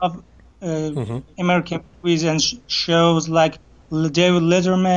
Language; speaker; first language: English; non-native, learner; Kurdish